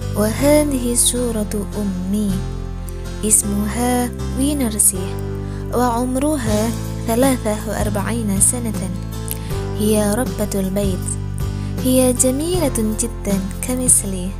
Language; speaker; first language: Arabic; non-native, learner; Indonesian